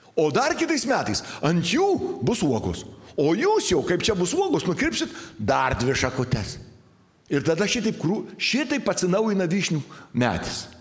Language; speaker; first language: Lithuanian; native; Lithuanian